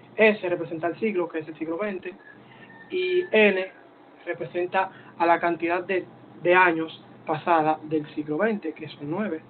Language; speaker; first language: Spanish; native; Spanish